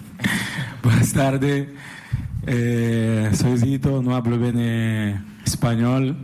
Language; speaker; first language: Spanish; non-native, learner; Portuguese